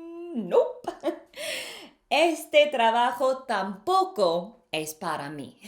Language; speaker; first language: Spanish; non-native, fluent; English